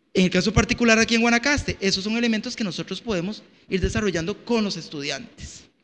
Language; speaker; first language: Spanish; native; Spanish